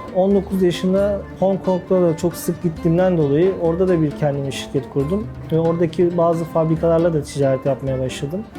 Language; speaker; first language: Turkish; native; Turkish